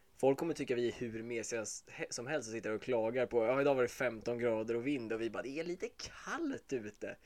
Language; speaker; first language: Swedish; native; Swedish